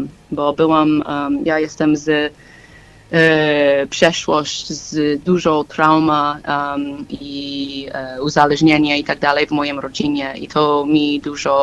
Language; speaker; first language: Polish; non-native, learner; English